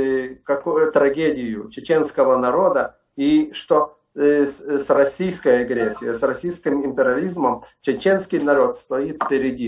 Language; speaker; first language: Russian; non-native, fluent; Lithuanian